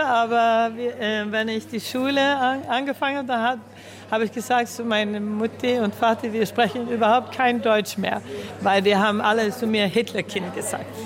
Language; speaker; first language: German; early bilingual, heritage; German